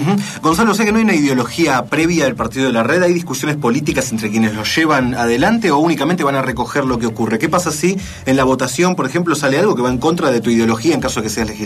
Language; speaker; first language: Spanish; native; Spanish